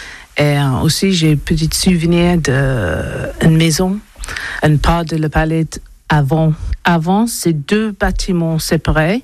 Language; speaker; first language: French; non-native, learner; English